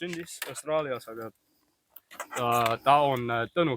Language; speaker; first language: Estonian; non-native, learner; English